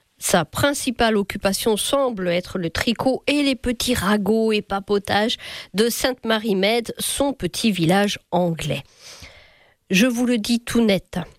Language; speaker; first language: French; native; French